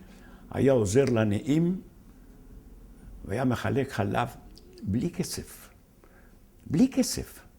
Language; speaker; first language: Hebrew; non-native, fluent; Ladino